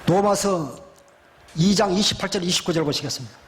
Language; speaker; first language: Korean; native; Korean